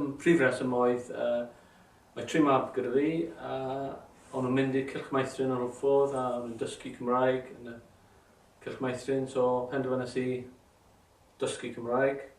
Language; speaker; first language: Welsh; non-native, local second language; English